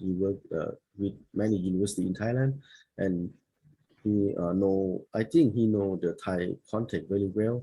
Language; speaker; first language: English; non-native, learner; Thai